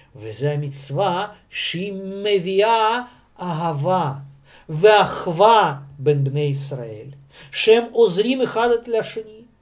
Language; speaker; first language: Hebrew; non-native, fluent; Russian